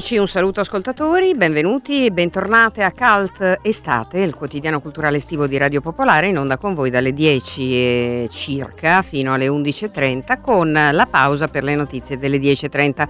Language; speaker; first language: Italian; native; Italian